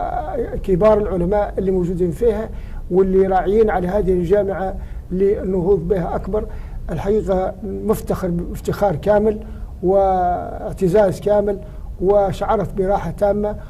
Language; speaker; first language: Arabic; native; Arabic